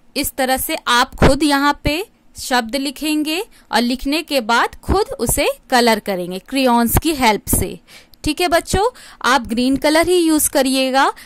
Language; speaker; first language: Hindi; native; Hindi